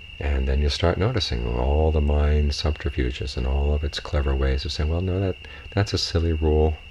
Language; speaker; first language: English; native; English